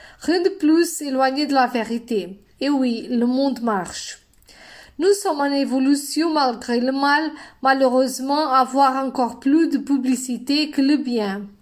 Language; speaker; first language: French; non-native, fluent; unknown